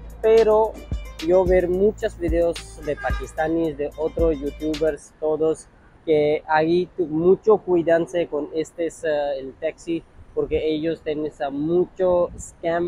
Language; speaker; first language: Spanish; non-native, learner; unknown